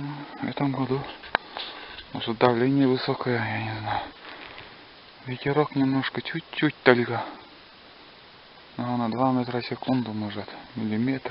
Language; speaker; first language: Russian; native; Russian